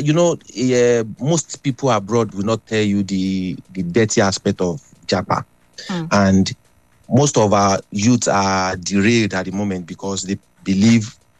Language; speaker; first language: English; non-native, local second language; Yoruba